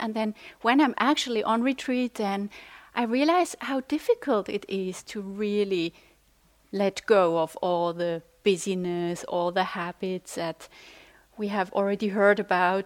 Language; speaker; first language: English; non-native, fluent; Swiss German